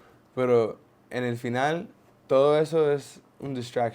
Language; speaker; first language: Spanish; non-native, learner; English